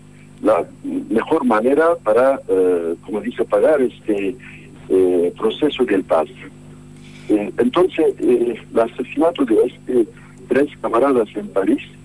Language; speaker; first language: Spanish; non-native, fluent; Kurdish